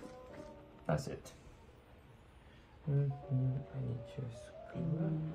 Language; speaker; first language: English; non-native, learner; Spanish